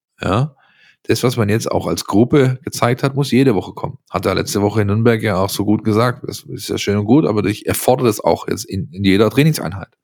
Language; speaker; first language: German; native; German